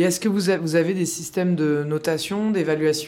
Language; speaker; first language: French; native; French